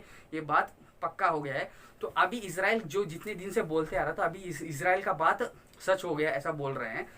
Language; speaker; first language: Hindi; non-native, local second language; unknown